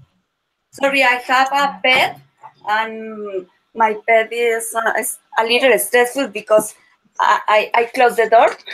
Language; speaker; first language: English; non-native, learner; Spanish